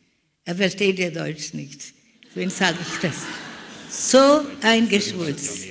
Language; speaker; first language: German; non-native, learner; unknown